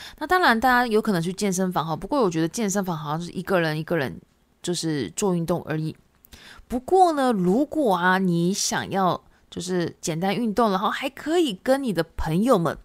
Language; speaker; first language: Chinese; non-native, fluent; Japanese